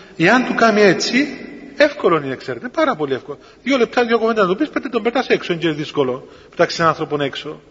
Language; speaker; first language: Greek; native; Greek